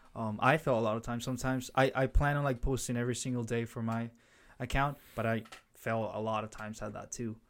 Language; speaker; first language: English; early bilingual, other home language; Spanish